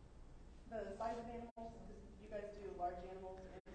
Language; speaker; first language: English; native; English